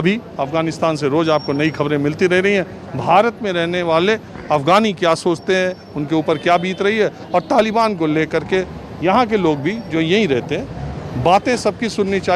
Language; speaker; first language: Hindi; native; Hindi